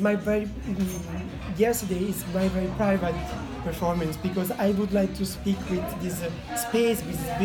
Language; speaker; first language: English; non-native, learner; Italian